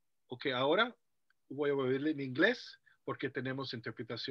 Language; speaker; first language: Spanish; non-native, fluent; English